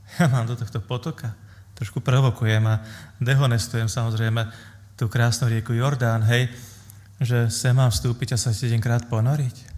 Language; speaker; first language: Slovak; native; Slovak